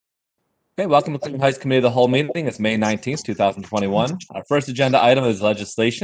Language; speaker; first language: English; native; English